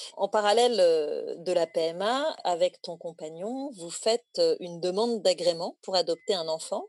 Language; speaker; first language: French; native; French